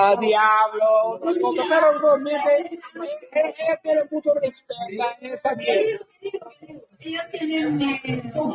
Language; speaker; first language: Spanish; non-native, learner; English